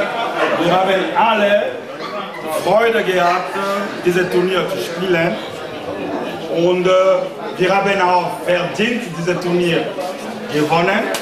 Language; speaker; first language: German; non-native, learner; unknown